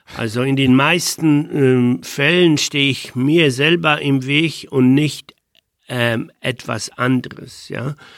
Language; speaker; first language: German; non-native, fluent; Polish